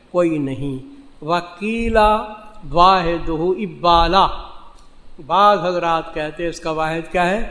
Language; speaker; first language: Urdu; non-native, local second language; Saraiki